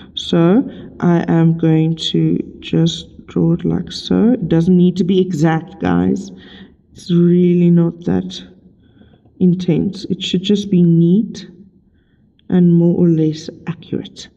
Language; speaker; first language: English; non-native, local second language; Afrikaans